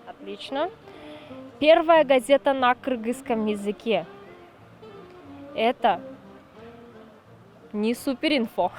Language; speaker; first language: Russian; native; Russian